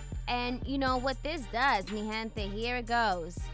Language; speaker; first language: English; early bilingual, other home language; Spanish